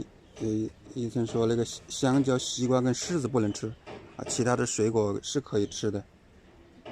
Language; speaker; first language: Chinese; native; Chinese